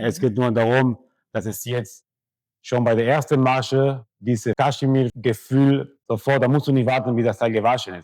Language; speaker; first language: German; non-native, fluent; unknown